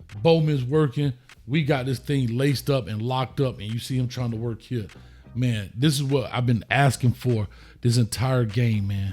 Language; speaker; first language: English; native; English